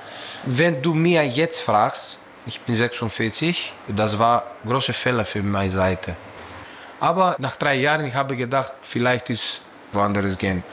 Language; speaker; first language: German; non-native, learner; Greek